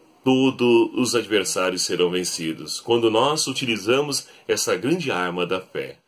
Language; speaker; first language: Portuguese; native; Portuguese